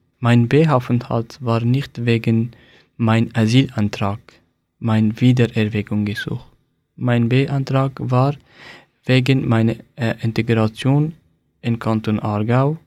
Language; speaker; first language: German; non-native, learner; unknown